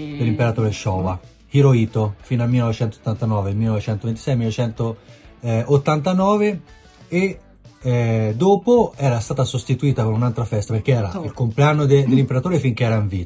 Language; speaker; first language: Italian; native; Italian